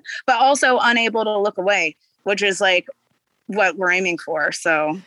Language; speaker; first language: English; native; English